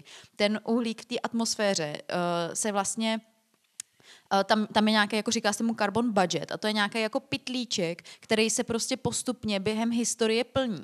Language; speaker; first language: Czech; native; Czech